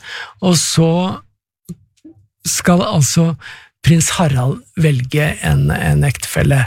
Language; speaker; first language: Norwegian; native; Norwegian